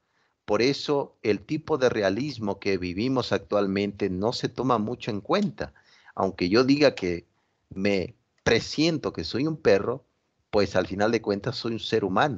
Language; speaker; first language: Spanish; native; Spanish